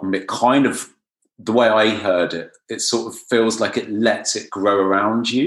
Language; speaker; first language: English; native; English